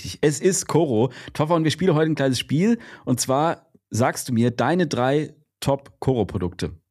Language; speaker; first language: German; native; German